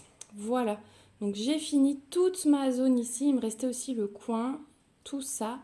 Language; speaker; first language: French; native; French